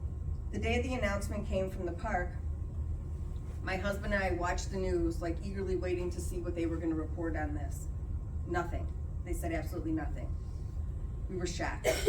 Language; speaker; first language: English; native; English